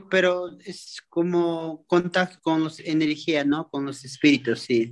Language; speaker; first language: Spanish; non-native, local second language; Quechua